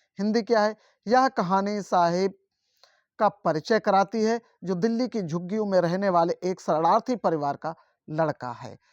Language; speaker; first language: Hindi; native; Hindi